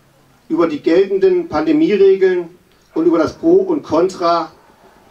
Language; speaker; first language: German; native; German